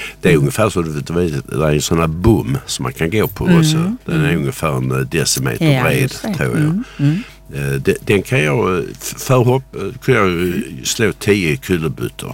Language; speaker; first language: Swedish; native; Swedish